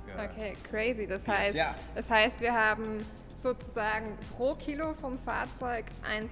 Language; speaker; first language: German; native; German